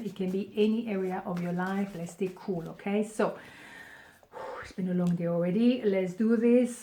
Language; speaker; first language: English; non-native, fluent; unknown